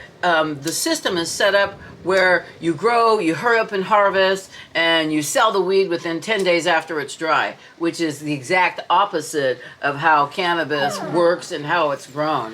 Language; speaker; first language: English; native; English